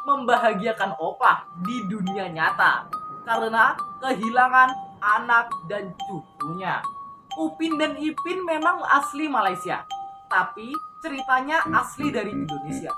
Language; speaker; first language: Indonesian; native; Indonesian